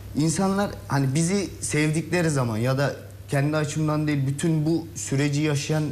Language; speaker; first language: Turkish; native; Turkish